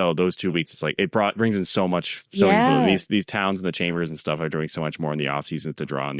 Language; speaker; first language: English; native; English